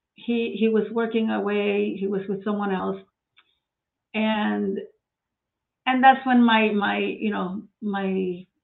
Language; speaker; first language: English; non-native, fluent; Spanish